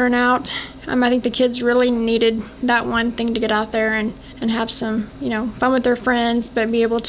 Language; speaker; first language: English; native; English